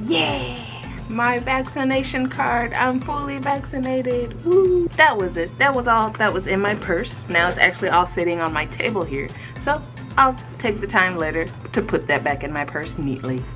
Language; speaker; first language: English; native; English